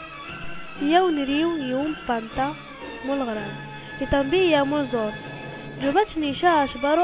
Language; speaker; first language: Catalan; early bilingual, other home language; Arabic